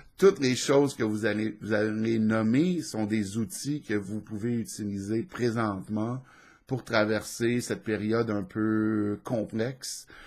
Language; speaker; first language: French; native; French